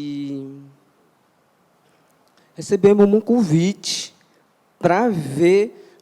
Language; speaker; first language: Portuguese; non-native, local second language; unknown